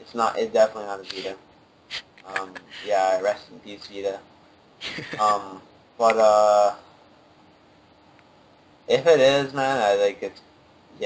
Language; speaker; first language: English; native; English